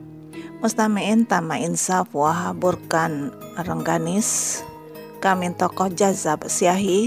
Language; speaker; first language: Arabic; non-native, learner; Indonesian